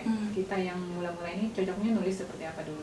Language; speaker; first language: Indonesian; native; Indonesian